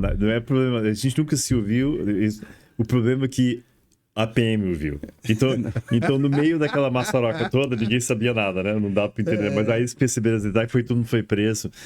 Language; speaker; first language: Portuguese; early bilingual, other home language; English